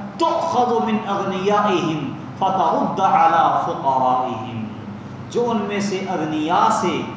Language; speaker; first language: Urdu; non-native, local second language; Punjabi